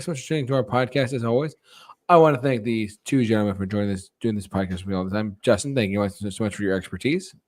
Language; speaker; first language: English; native; English